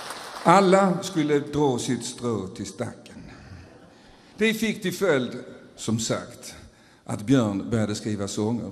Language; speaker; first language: Swedish; native; Swedish